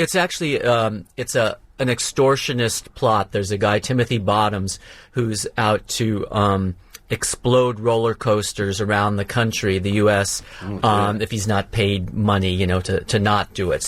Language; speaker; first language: English; native; English